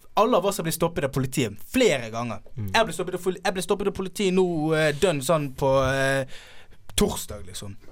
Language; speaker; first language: Norwegian; early bilingual, other home language; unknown